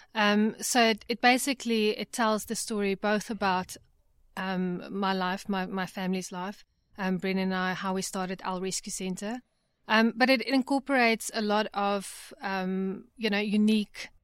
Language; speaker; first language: English; native; English